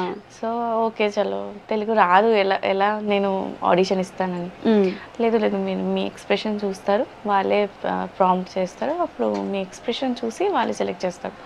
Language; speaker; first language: Telugu; non-native, learner; Bangla